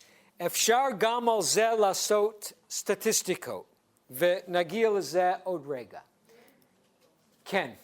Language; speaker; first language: Hebrew; non-native, fluent; English